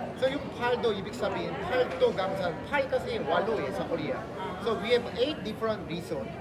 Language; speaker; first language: Filipino; non-native, fluent; Korean